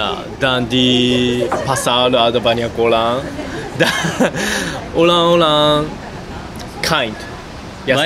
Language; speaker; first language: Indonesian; non-native, learner; Japanese